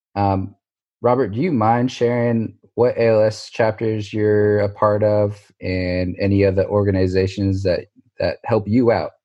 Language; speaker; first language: English; native; English